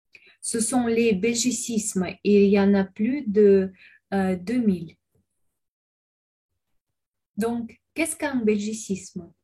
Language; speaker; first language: French; non-native, fluent; Russian